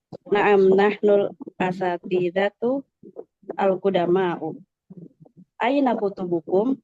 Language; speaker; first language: Arabic; non-native, learner; Indonesian